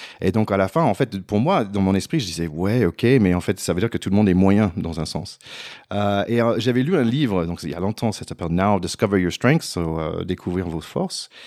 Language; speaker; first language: French; non-native, fluent; English